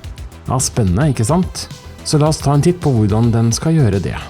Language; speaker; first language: Norwegian; native; Norwegian